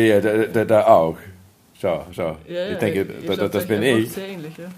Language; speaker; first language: German; non-native, fluent; English